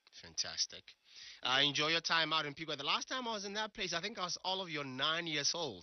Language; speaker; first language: English; non-native, local second language; Tswana